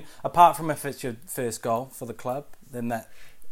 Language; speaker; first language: English; native; English